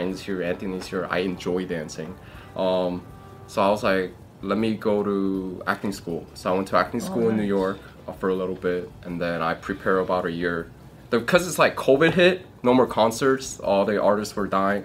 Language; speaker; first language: English; early bilingual, other home language; Korean